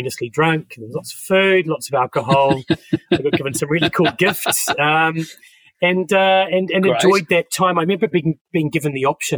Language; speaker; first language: English; native; English